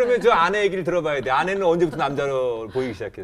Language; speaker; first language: Korean; native; Korean